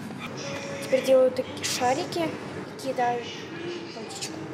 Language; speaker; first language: Russian; early bilingual, heritage; Russian